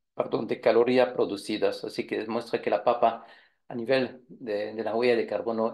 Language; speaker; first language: Spanish; non-native, fluent; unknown